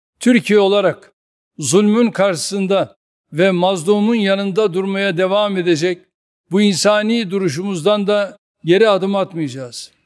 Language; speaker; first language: Turkish; native; Turkish